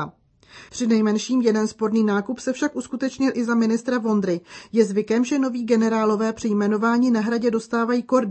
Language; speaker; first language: Czech; native; Czech